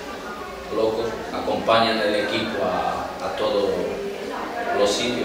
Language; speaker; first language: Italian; non-native, learner; Portuguese